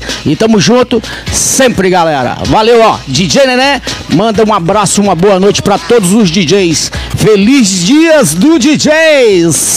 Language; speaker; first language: Portuguese; native; Portuguese